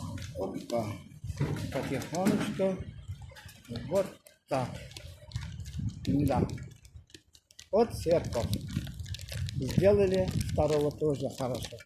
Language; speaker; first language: Russian; non-native, learner; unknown